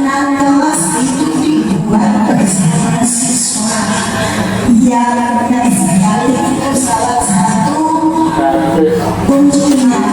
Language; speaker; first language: Indonesian; native; Indonesian